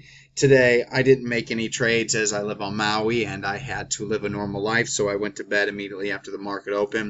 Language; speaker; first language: English; native; English